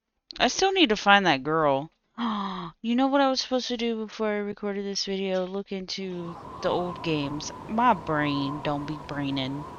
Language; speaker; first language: English; native; English